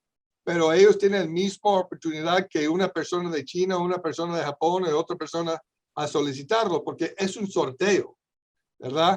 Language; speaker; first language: Spanish; non-native, fluent; English